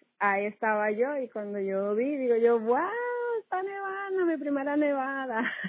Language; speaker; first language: Spanish; native; Spanish